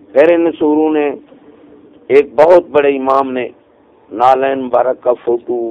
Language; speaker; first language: Urdu; non-native, local second language; Punjabi